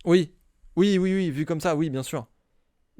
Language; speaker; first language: French; native; French